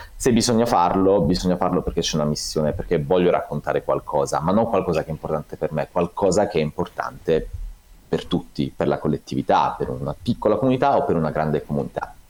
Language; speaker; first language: Italian; native; Italian